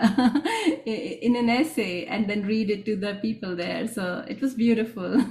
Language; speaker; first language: English; non-native, local second language; Hindi